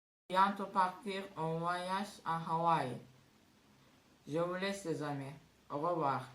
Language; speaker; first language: French; non-native, learner; Turkish